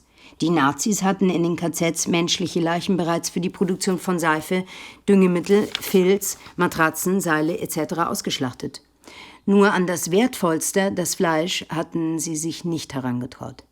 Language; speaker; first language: German; native; German